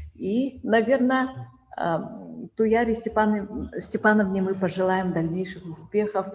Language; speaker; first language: Russian; native; Russian